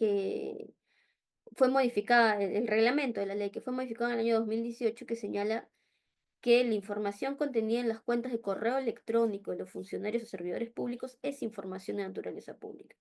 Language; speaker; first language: Spanish; native; Spanish